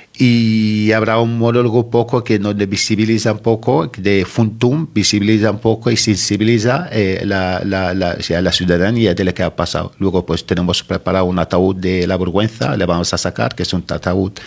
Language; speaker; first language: Spanish; non-native, fluent; Arabic